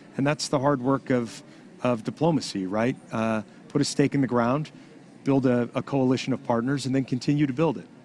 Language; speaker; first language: English; native; English